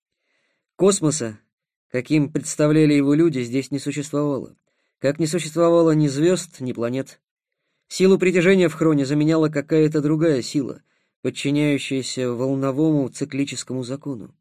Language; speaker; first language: Russian; native; Russian